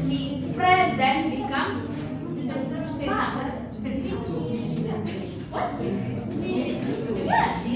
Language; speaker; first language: English; non-native, fluent; Indonesian